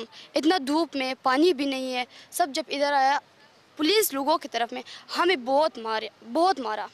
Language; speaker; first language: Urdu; non-native, learner; Persian